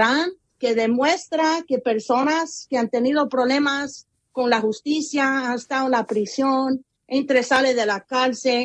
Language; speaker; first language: Spanish; early bilingual, heritage; Spanish